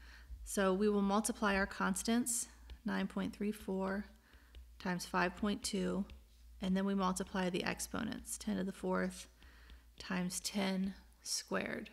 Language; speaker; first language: English; native; English